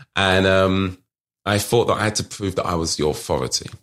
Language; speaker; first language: English; native; English